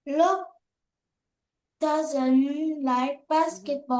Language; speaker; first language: English; non-native, learner; Vietnamese